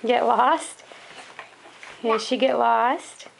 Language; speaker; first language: English; native; English